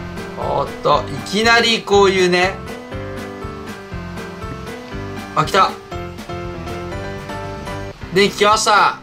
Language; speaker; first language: Japanese; native; Japanese